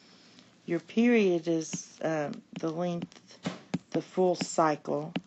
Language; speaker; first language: English; native; English